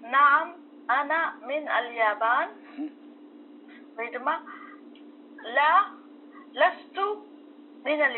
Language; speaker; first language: Arabic; non-native, learner; Tigrinya